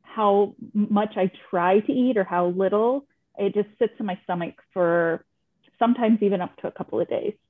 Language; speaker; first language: English; native; English